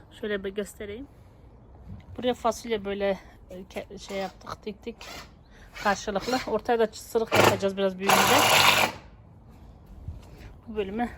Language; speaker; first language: Turkish; native; Turkish